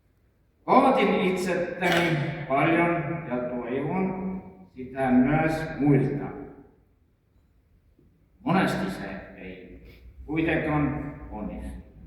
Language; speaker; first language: Finnish; non-native, local second language; Estonian